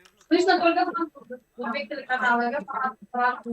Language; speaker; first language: Russian; non-native, local second language; Uzbek